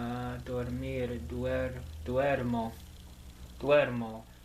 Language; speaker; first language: Spanish; non-native, learner; English